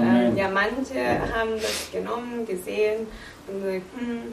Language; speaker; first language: German; non-native, learner; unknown